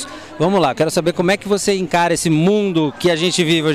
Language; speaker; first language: Portuguese; native; Portuguese